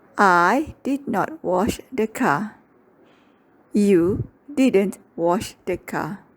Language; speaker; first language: English; non-native, local second language; Malay